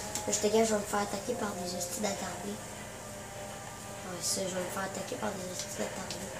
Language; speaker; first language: French; native; French